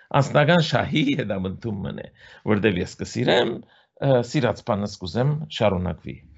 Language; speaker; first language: Armenian; native; Armenian